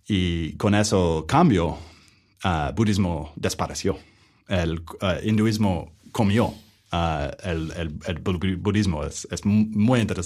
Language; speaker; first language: Spanish; non-native, learner; English